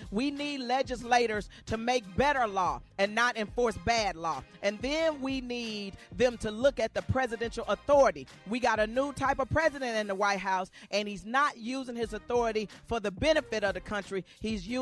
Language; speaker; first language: English; native; English